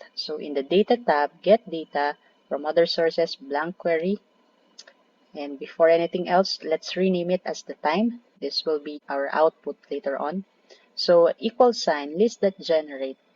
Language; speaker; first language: English; non-native, local second language; Filipino